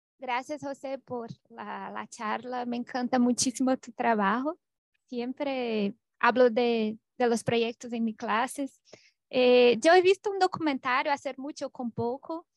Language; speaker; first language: Spanish; non-native, learner; Portuguese